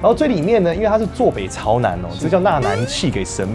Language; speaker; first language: Chinese; native; Chinese